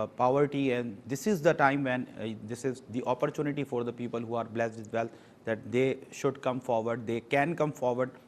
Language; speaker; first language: English; non-native, local second language; Urdu